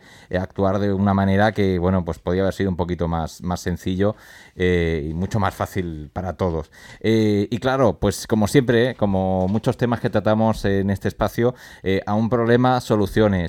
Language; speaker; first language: Spanish; native; Spanish